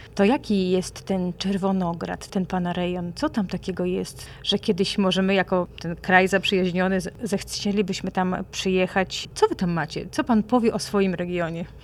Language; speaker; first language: Polish; native; Polish